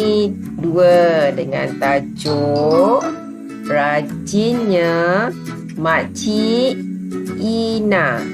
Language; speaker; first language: Malay; native; Malay